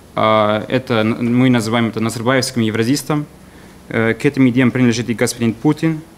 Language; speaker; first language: Russian; non-native, fluent; German